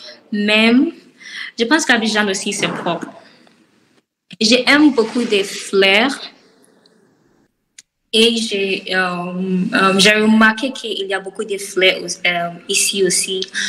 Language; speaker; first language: French; non-native, learner; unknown